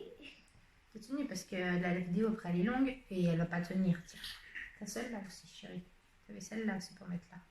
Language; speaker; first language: French; native; French